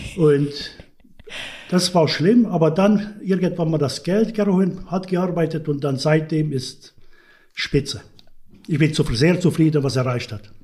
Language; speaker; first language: German; non-native, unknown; Hungarian